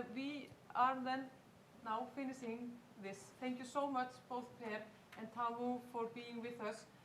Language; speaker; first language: English; non-native, fluent; Icelandic